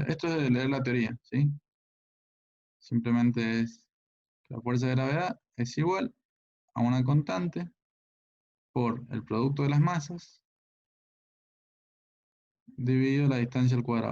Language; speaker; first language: Spanish; native; Spanish